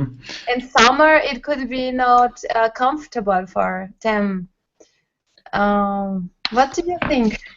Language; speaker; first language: English; non-native, learner; Spanish